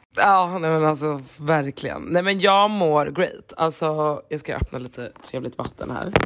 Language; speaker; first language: Swedish; native; Swedish